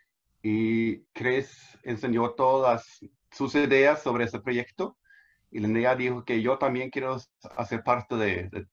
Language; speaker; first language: Spanish; non-native, fluent; Swedish